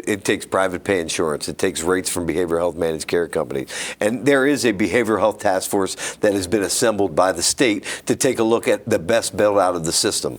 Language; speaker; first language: English; native; English